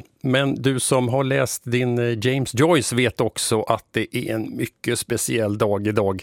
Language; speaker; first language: Swedish; native; Swedish